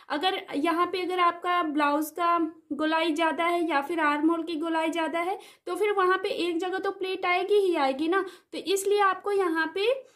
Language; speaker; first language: Hindi; native; Hindi